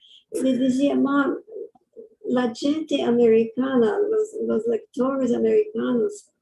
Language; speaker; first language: Spanish; early bilingual, heritage; English